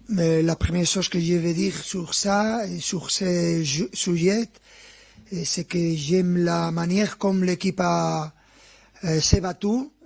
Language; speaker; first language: French; non-native, fluent; Spanish